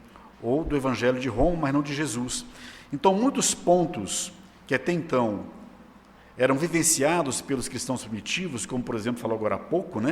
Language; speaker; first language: Portuguese; native; Portuguese